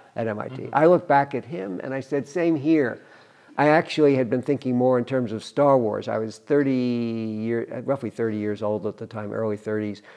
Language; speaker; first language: English; native; English